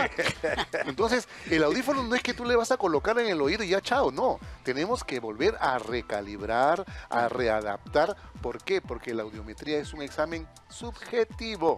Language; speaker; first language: Spanish; native; Spanish